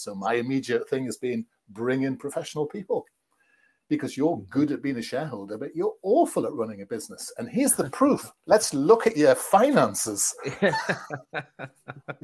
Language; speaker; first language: English; native; English